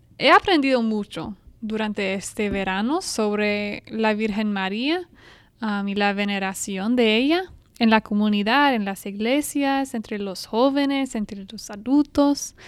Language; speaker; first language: Spanish; non-native, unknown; English